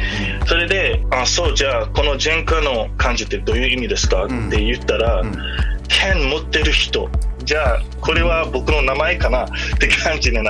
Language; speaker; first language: Japanese; non-native, fluent; English